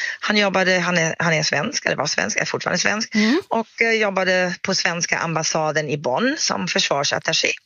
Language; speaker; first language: Swedish; non-native, fluent; German